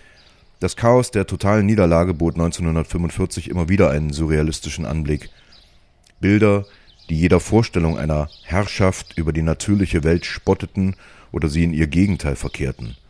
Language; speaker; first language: German; native; German